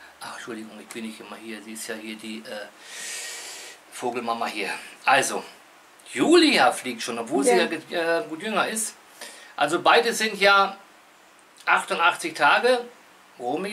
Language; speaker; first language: German; native; German